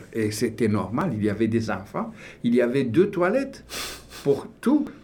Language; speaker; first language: French; non-native, fluent; Romanian